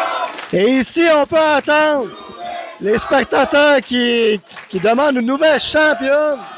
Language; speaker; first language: French; native; French